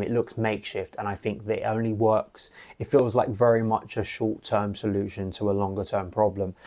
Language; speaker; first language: English; native; English